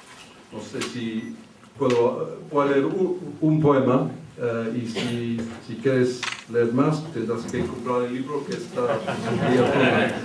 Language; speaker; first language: Spanish; early bilingual, heritage; English